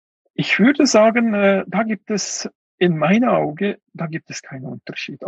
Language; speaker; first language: German; non-native, fluent; Uyghur